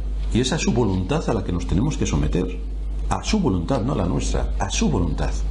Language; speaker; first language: Spanish; native; Spanish